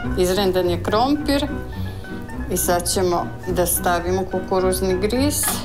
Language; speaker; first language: Croatian; non-native, local second language; Rusyn